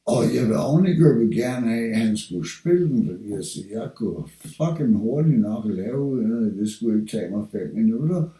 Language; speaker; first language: Danish; non-native, fluent; English